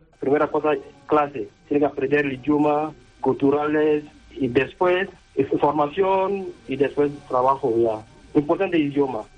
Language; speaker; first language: Spanish; non-native, learner; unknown